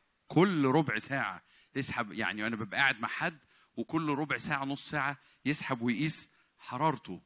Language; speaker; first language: Arabic; native; Arabic